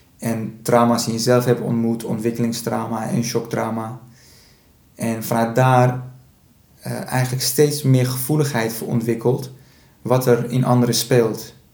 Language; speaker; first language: Dutch; early bilingual, other home language; Persian